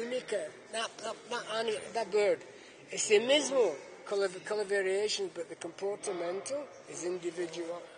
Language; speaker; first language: Spanish; non-native, learner; English